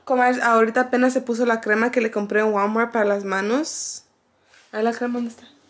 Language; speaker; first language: Spanish; early bilingual, heritage; Spanish